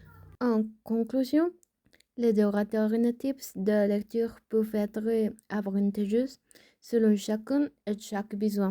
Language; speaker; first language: French; non-native, learner; Spanish